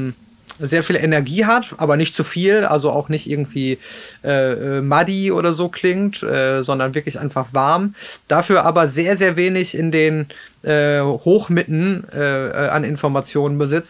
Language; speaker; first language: German; native; German